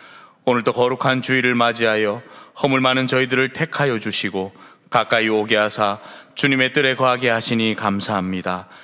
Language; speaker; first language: Korean; native; Korean